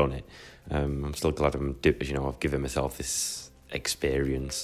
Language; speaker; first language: English; native; English